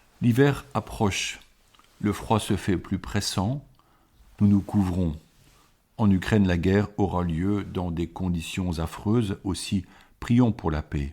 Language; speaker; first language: French; native; French